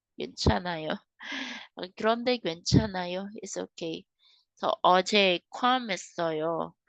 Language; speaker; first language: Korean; non-native, learner; Kinaray-a